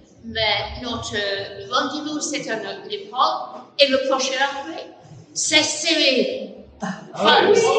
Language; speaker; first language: French; non-native, fluent; English